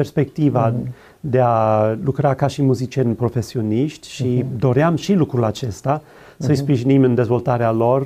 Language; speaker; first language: Romanian; non-native, fluent; English